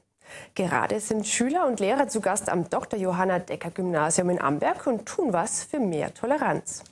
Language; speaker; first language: German; native; German